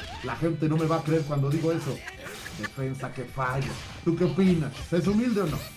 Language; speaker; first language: Spanish; native; Spanish